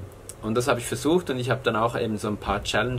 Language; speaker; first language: German; native; German